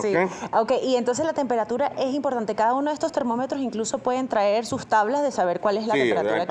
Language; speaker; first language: Spanish; native; Spanish